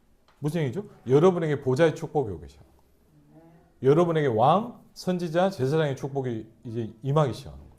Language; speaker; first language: Korean; native; Korean